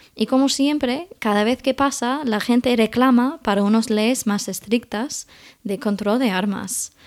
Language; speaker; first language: Spanish; non-native, fluent; English